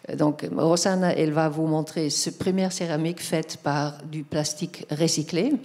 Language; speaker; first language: French; non-native, fluent; German